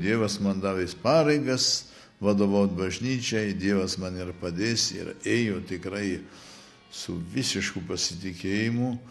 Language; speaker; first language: Lithuanian; early bilingual, heritage; Lithuanian